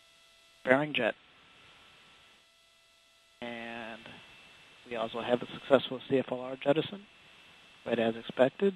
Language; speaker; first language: English; native; English